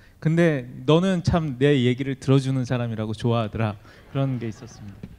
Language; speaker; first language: Korean; native; Korean